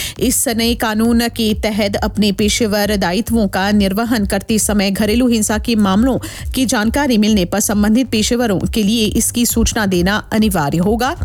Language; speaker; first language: Hindi; non-native, local second language; Morisyen